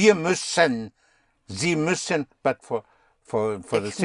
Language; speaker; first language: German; non-native, fluent; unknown